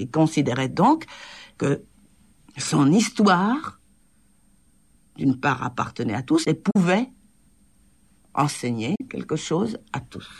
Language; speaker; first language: French; native; French